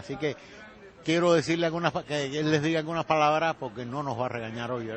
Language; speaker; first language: Spanish; native; Spanish